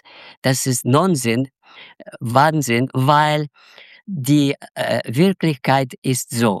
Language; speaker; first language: German; non-native, learner; Russian